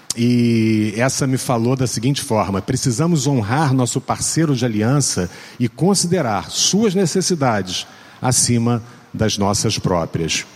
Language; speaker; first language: Portuguese; native; Portuguese